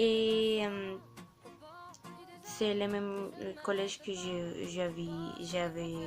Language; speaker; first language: French; non-native, learner; Spanish